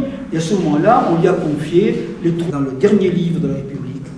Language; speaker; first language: French; native; French